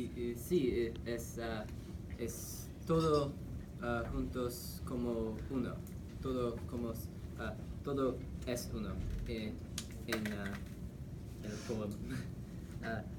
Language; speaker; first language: Spanish; non-native, learner; English